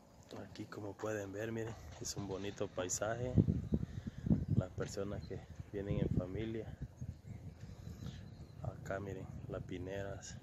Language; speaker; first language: Spanish; native; Spanish